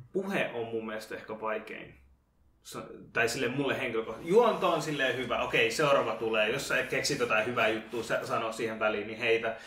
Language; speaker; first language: Finnish; native; Finnish